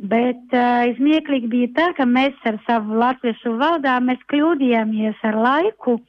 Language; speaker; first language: Latvian; non-native, fluent; Portuguese